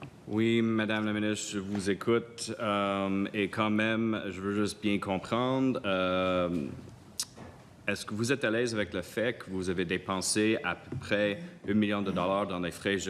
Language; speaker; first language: French; non-native, local second language; English